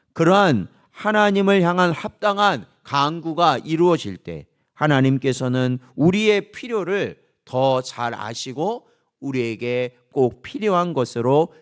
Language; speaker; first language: Korean; native; Korean